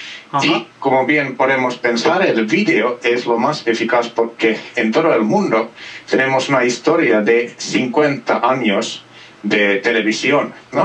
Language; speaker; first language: Spanish; non-native, fluent; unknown